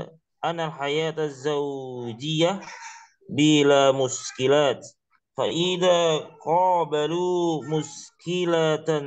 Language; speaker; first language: Arabic; non-native, learner; Indonesian